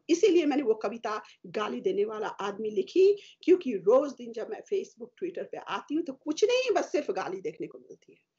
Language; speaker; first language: Hindi; native; Hindi